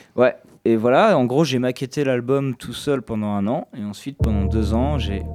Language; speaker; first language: French; native; French